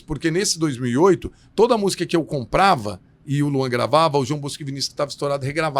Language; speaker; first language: Portuguese; native; Portuguese